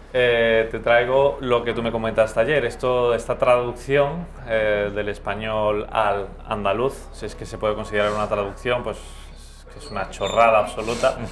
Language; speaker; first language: Spanish; native; Spanish